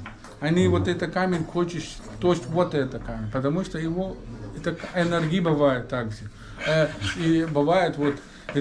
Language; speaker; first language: Russian; non-native, learner; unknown